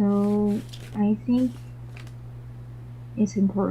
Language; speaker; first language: English; non-native, learner; Chinese